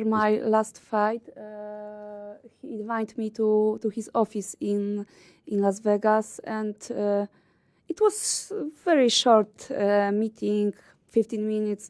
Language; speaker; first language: English; non-native, learner; Polish